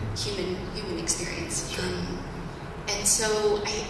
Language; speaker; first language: English; native; English